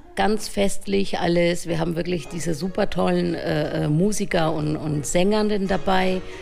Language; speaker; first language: German; non-native, fluent; Spanish